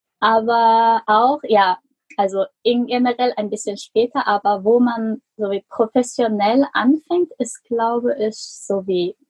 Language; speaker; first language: German; non-native, fluent; Korean